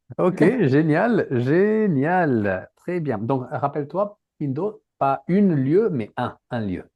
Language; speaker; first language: French; native; French